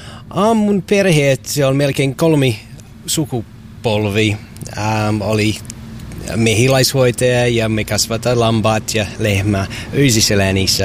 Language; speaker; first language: Finnish; non-native, learner; English